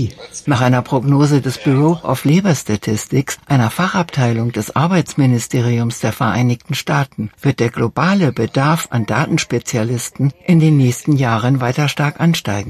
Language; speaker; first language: German; native; German